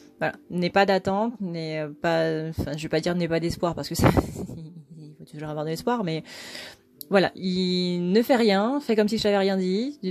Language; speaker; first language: French; early bilingual, other home language; Vietnamese